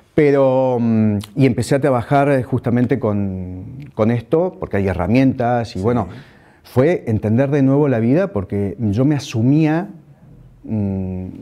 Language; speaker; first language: Spanish; native; Spanish